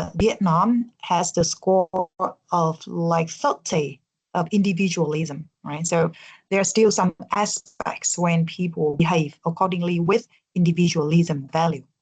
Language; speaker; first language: English; non-native, fluent; Vietnamese